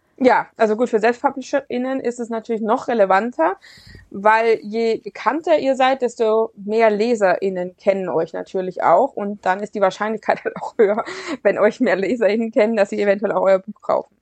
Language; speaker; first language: German; native; German